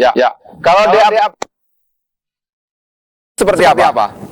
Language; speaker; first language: Indonesian; native; Indonesian